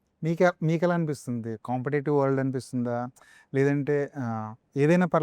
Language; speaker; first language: Telugu; native; Telugu